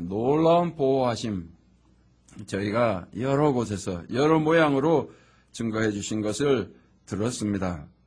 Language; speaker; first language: Korean; native; Korean